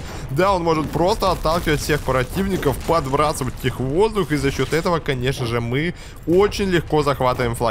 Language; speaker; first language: Russian; native; Russian